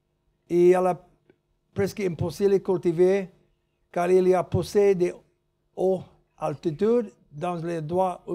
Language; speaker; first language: French; non-native, learner; English